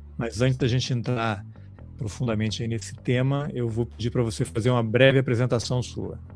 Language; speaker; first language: Portuguese; native; Portuguese